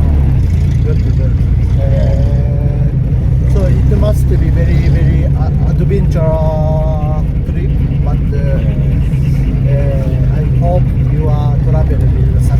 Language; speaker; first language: English; non-native, learner; Japanese